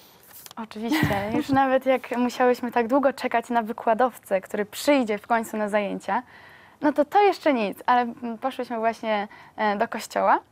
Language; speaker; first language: Polish; native; Polish